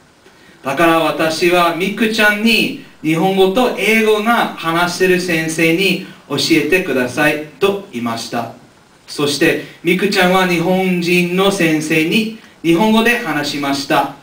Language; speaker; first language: Japanese; non-native, learner; English